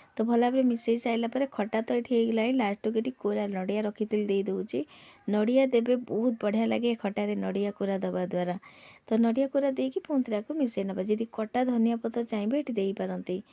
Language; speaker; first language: Odia; native; Odia